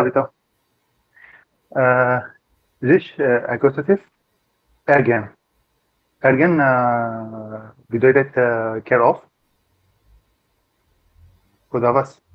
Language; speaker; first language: German; non-native, learner; Arabic